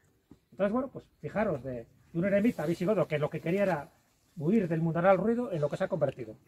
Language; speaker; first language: Spanish; native; Spanish